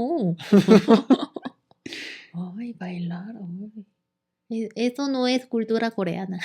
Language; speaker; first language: Spanish; non-native, learner; Korean